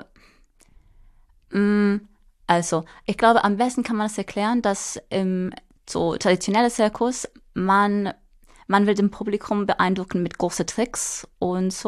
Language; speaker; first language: German; non-native, fluent; English